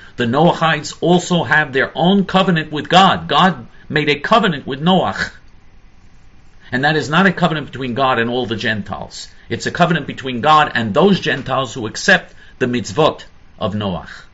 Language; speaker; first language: English; native; English